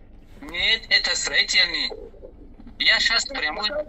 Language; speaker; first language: Russian; non-native, learner; Tajik